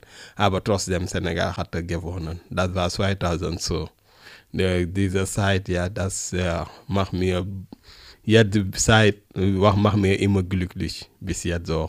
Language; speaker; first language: German; non-native, learner; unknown